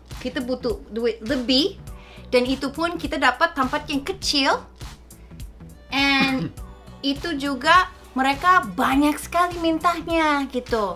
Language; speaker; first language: Indonesian; non-native, fluent; English